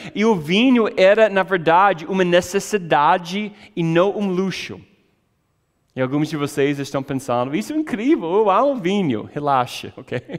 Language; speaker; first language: Portuguese; non-native, fluent; English